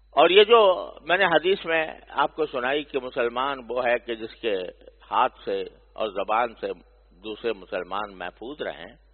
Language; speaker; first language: Urdu; native; Urdu